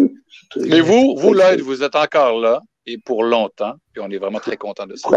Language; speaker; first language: French; native; French